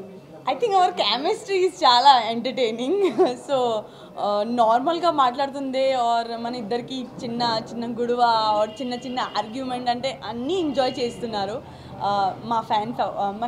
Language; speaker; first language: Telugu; non-native, learner; Gujarati